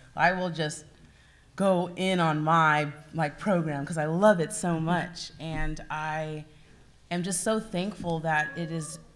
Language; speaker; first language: English; native; English